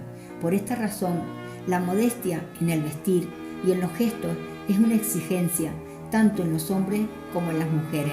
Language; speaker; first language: Spanish; native; Spanish